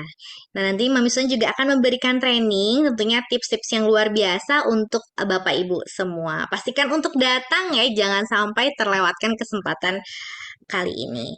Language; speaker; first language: Indonesian; native; Indonesian